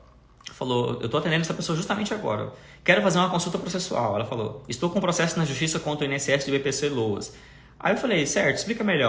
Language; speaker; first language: Portuguese; native; Portuguese